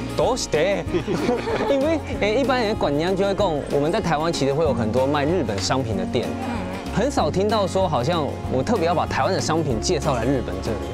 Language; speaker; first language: Chinese; native; Chinese